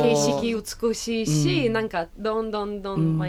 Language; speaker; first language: Japanese; non-native, learner; Russian